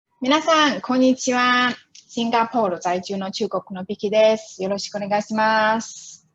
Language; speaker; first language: Japanese; non-native, fluent; Chinese